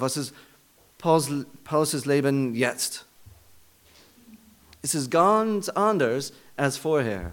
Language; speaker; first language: German; non-native, learner; English